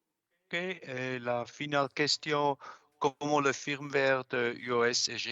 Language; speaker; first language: French; non-native, local second language; German